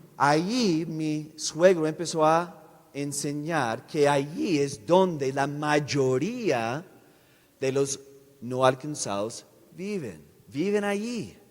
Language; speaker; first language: Spanish; non-native, fluent; English